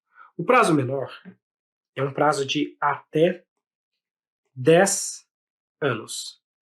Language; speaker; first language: Portuguese; native; Portuguese